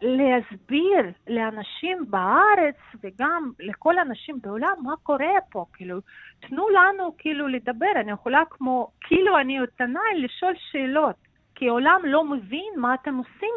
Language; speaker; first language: Hebrew; non-native, fluent; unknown